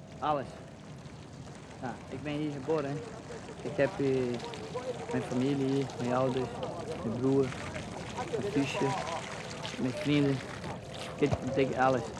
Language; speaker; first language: Dutch; non-native, learner; Portuguese